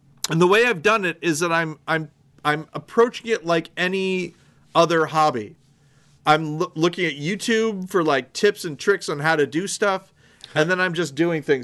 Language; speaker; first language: English; native; English